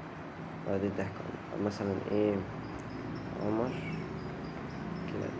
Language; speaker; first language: Arabic; native; Arabic